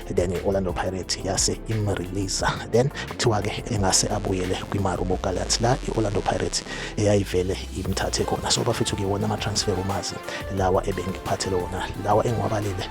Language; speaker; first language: Zulu; native; Zulu